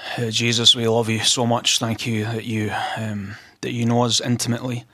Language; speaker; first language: English; native; English